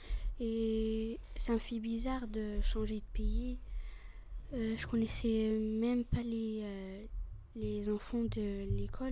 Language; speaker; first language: French; early bilingual, other home language; Arabic